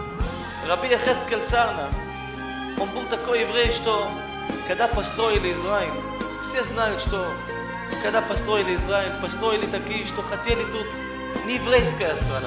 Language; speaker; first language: Russian; early bilingual, heritage; Russian